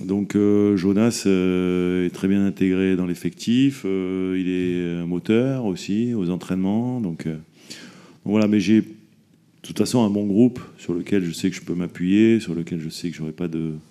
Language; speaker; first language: French; native; French